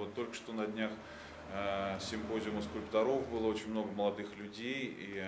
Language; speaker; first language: Russian; native; Russian